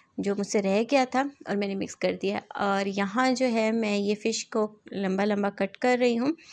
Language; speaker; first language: Urdu; native; Urdu